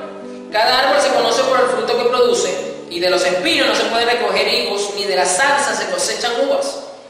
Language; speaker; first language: Spanish; native; Spanish